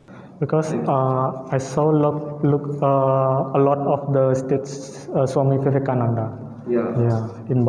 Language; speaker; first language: English; non-native, learner; Indonesian